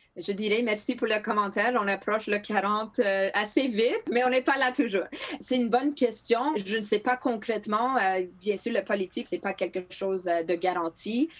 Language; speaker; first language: French; non-native, local second language; Greek